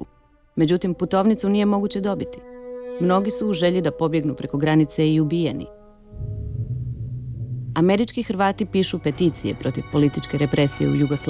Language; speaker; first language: Croatian; native; Croatian